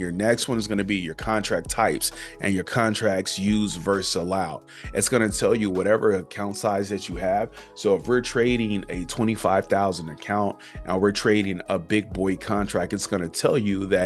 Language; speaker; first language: English; native; English